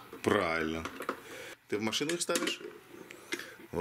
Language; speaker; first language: Russian; native; Russian